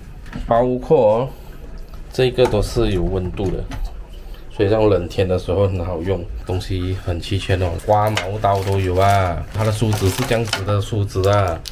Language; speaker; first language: Chinese; native; Chinese